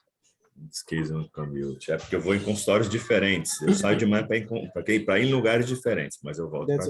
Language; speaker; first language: Portuguese; native; Portuguese